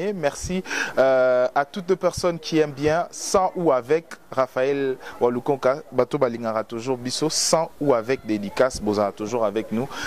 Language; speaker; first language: French; non-native, local second language; Lingala